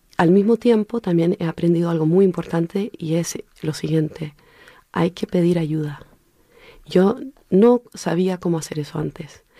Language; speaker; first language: Spanish; early bilingual, heritage; Spanish